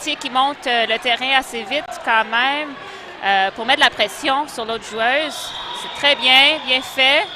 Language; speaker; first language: French; native; French